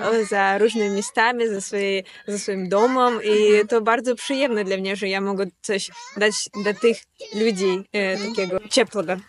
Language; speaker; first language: Polish; non-native, learner; Ukrainian